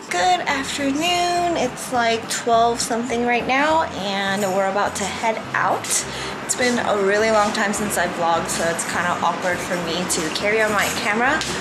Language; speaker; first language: English; early bilingual, other home language; Korean